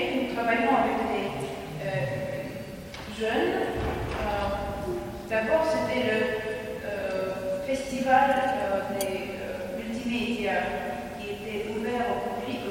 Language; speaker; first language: French; non-native, fluent; Russian